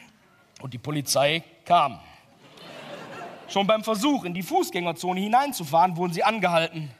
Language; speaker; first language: German; native; German